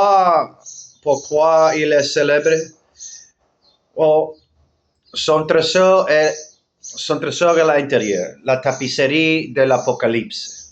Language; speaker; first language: French; non-native, learner; Spanish